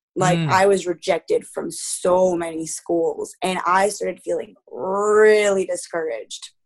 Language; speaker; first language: English; early bilingual, other home language; Spanish